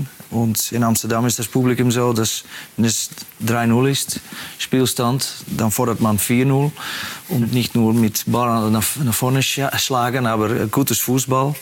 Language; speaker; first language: German; non-native, fluent; Dutch